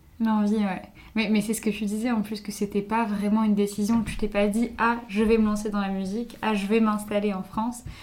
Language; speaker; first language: French; native; French